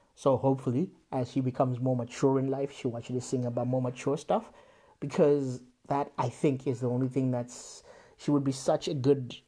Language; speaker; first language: English; non-native, local second language; Shona